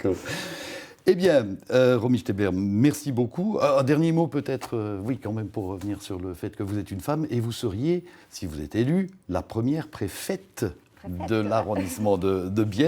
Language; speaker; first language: French; native; French